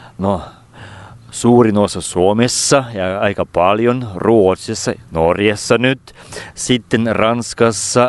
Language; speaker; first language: Finnish; non-native, fluent; Russian